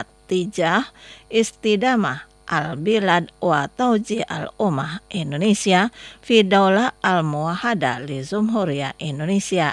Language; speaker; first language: Arabic; non-native, fluent; Indonesian